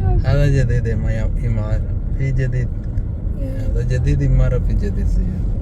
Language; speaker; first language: Arabic; non-native, learner; Malayalam